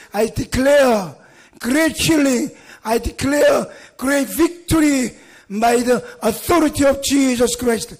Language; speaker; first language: English; non-native, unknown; Korean